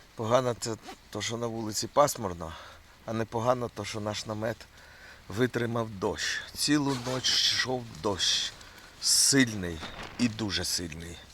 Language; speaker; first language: Ukrainian; non-native, local second language; Russian